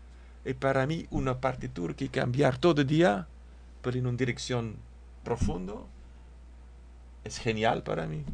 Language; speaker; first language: Spanish; non-native, learner; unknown